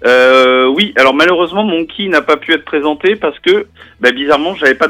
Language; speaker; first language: French; native; French